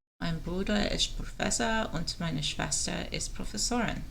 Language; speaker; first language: German; non-native, learner; English